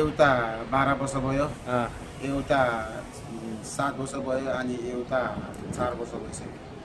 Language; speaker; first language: Nepali; non-native, learner; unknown